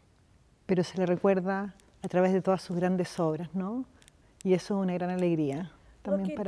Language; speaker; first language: Spanish; native; Spanish